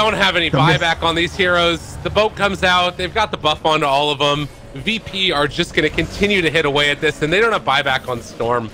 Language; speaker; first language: English; native; English